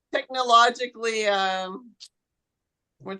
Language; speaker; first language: English; native; English